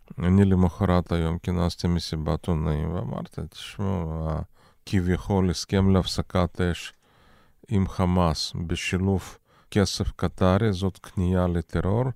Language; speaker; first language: Hebrew; non-native, fluent; Russian